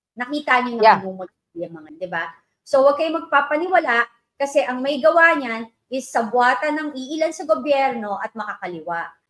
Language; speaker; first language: Filipino; native; Filipino